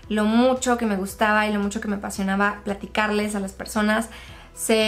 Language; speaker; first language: Spanish; native; Spanish